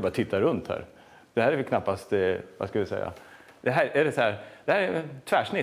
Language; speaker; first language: Swedish; native; Swedish